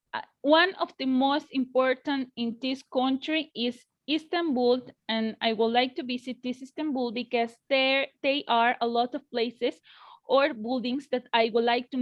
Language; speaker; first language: English; non-native, learner; Spanish